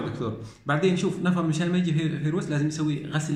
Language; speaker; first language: Arabic; non-native, learner; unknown